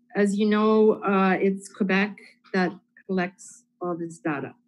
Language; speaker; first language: English; native; English